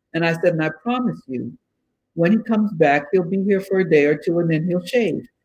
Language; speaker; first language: English; native; English